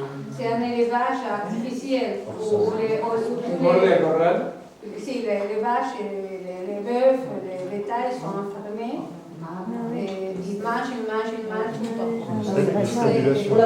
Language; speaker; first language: French; non-native, fluent; Spanish